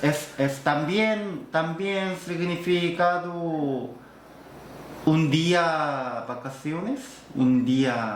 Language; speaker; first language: Spanish; non-native, learner; Korean